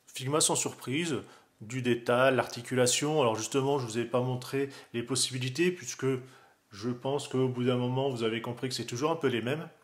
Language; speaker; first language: French; native; French